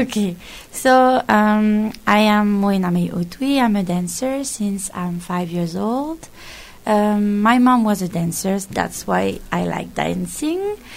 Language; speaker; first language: English; non-native, fluent; French